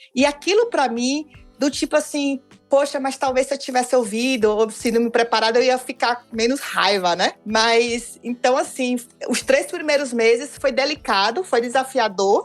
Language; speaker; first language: Portuguese; native; Portuguese